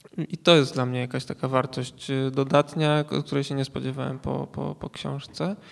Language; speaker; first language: Polish; native; Polish